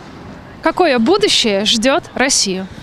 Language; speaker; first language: Russian; native; Russian